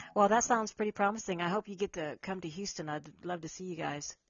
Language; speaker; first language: English; native; English